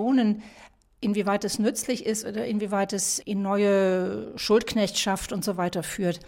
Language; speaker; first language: German; native; German